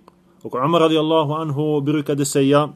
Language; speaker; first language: Swedish; early bilingual, other home language; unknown